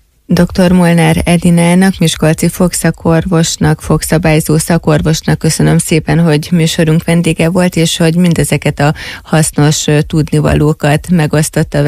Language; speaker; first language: Hungarian; native; Hungarian